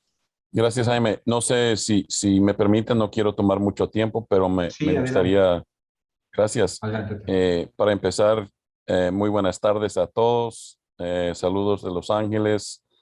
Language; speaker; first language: Spanish; early bilingual, other home language; English